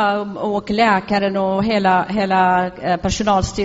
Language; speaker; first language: Swedish; non-native, fluent; Arabic